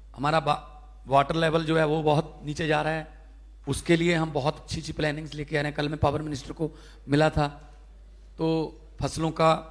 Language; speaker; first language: Hindi; non-native, local second language; Punjabi